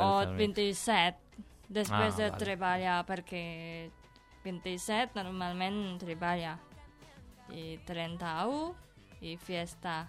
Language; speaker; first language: Catalan; non-native, learner; Indonesian